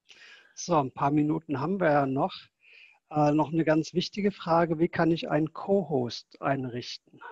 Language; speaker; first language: German; native; German